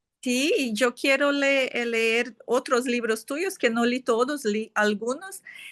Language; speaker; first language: Spanish; non-native, fluent; Portuguese